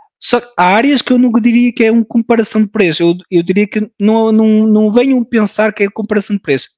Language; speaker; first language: Portuguese; early bilingual, heritage; Portuguese